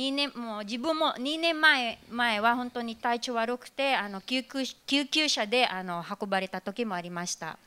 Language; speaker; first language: Japanese; non-native, fluent; Filipino